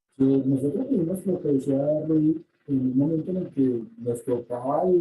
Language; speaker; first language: Spanish; native; Spanish